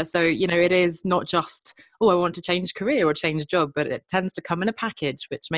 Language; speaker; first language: English; native; English